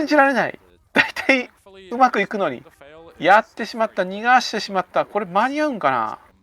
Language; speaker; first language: Japanese; native; Japanese